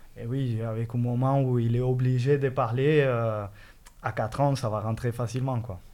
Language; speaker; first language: French; non-native, fluent; Spanish